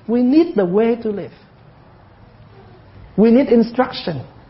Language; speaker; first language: English; early bilingual, other home language; Vietnamese